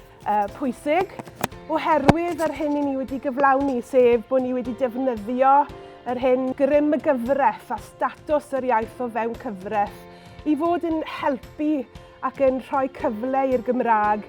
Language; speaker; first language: Welsh; native; Welsh